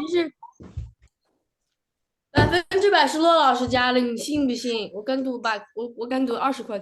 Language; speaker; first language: Chinese; early bilingual, other home language; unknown